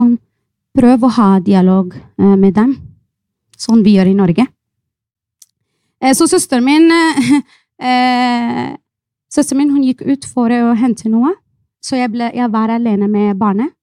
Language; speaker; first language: Norwegian; non-native, fluent; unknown